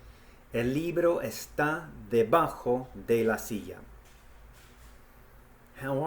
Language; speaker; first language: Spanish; non-native, fluent; English